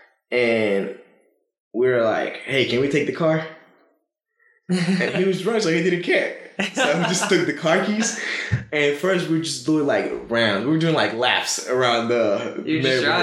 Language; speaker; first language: English; non-native, fluent; Spanish